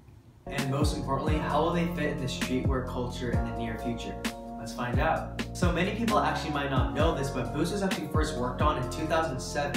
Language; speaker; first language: English; native; English